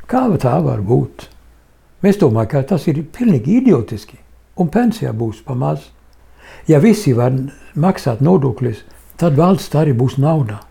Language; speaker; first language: Latvian; non-native, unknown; Swedish